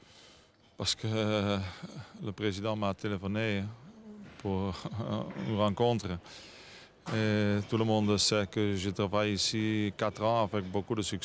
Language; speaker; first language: French; non-native, learner; Dutch